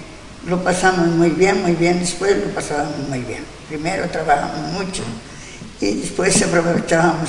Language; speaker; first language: Spanish; non-native, local second language; Galician